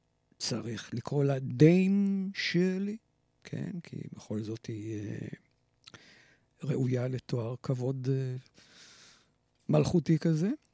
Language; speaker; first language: Hebrew; native; Hebrew